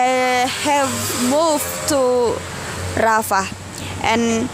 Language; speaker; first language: English; non-native, learner; Indonesian